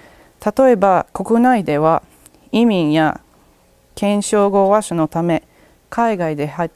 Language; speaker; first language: Japanese; non-native, learner; English